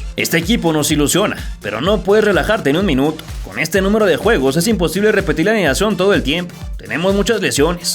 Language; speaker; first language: Spanish; native; Spanish